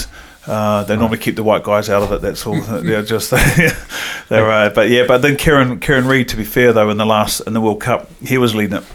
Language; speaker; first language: English; native; English